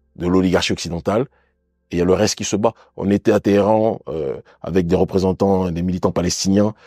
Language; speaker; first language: French; native; French